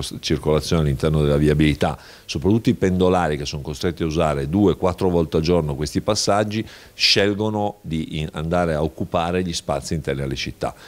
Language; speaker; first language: Italian; native; Italian